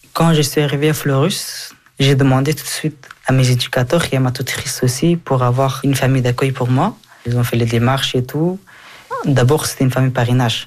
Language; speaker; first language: French; early bilingual, other home language; Persian